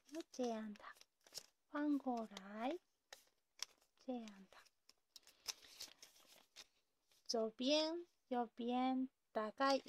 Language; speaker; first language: Chinese; non-native, learner; Japanese